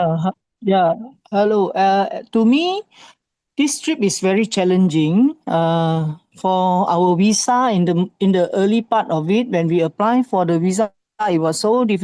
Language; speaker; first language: English; non-native, fluent; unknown